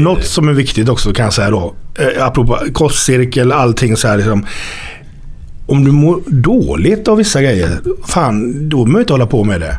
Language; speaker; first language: Swedish; native; Swedish